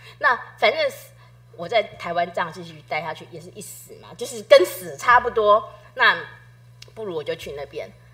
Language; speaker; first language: Chinese; native; Chinese